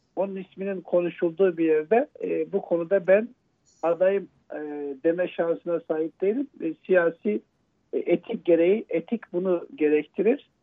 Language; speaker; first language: Turkish; native; Turkish